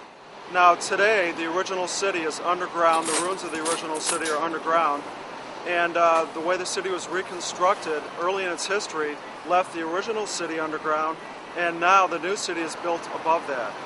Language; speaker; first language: English; native; English